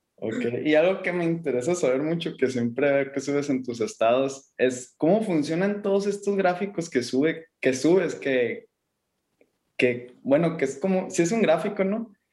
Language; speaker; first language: Spanish; native; Spanish